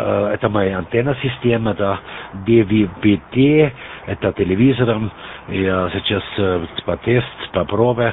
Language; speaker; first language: Russian; non-native, learner; German